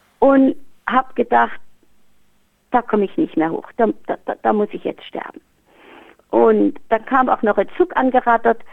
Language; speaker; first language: German; native; German